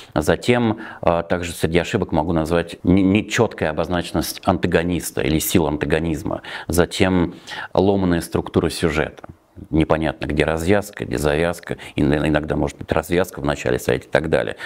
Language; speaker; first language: Russian; native; Russian